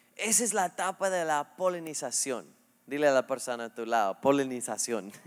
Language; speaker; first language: Spanish; non-native, fluent; English